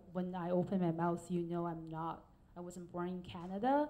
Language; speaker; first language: English; non-native, fluent; Chinese